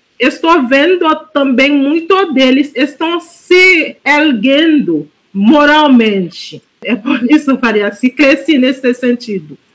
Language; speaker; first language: Portuguese; non-native, fluent; Haitian Creole